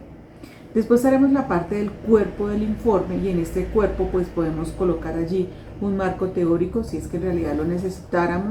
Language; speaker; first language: Spanish; native; Spanish